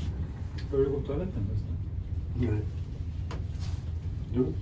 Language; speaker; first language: Swedish; native; Swedish